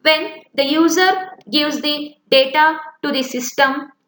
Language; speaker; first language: English; non-native, local second language; Kannada